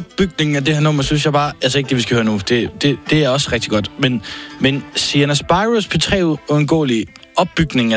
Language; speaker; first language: Danish; native; Danish